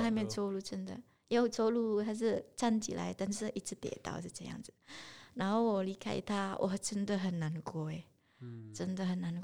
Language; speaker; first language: Chinese; non-native, learner; Indonesian